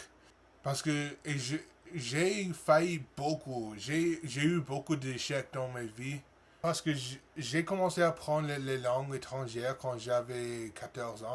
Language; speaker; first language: French; non-native, learner; English